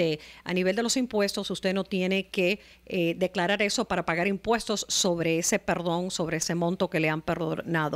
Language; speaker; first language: Spanish; native; Spanish